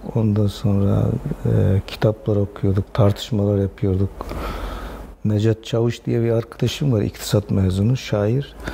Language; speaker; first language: Turkish; non-native, local second language; Zaza